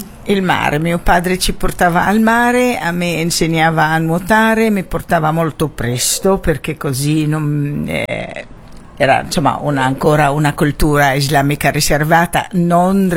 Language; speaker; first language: Italian; non-native, fluent; Arabic